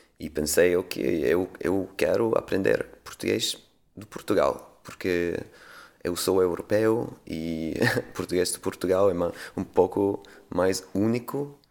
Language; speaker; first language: Portuguese; non-native, fluent; Swedish